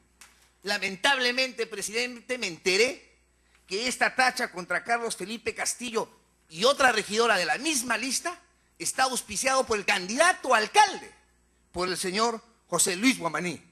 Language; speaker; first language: Spanish; native; Spanish